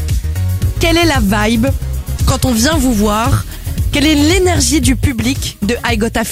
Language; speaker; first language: French; native; French